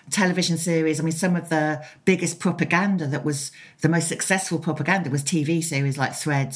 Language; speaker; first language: English; native; English